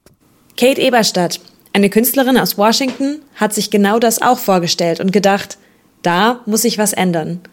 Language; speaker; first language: German; native; German